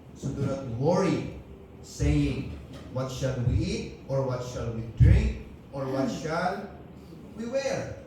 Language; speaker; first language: English; non-native, local second language; Filipino